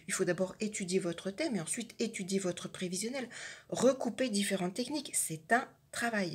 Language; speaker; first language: French; native; French